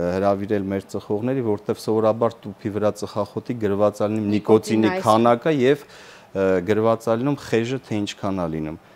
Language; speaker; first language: Armenian; native; Armenian